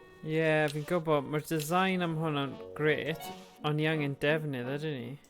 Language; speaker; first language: Welsh; native; Welsh